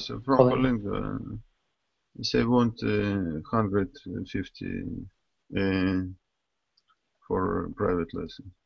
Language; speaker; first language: English; non-native, learner; Russian